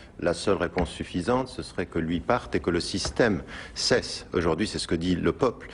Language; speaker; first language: French; early bilingual, other home language; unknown